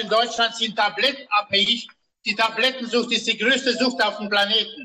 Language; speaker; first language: German; non-native, fluent; Romanian